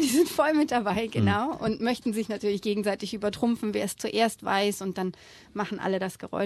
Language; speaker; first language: German; native; German